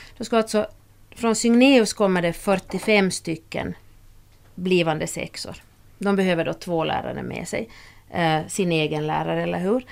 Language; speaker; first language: Swedish; native; Swedish